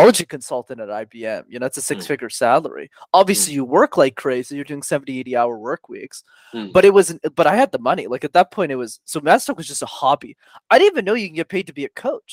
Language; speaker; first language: English; native; English